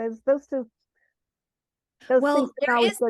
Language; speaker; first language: English; native; English